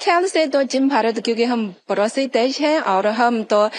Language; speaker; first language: Hindi; non-native, fluent; Chinese